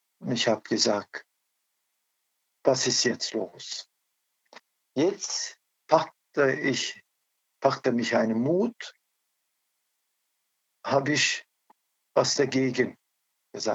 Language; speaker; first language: German; non-native, learner; Turkish